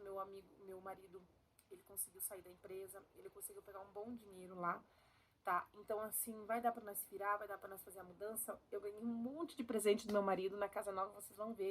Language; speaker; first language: Portuguese; native; Portuguese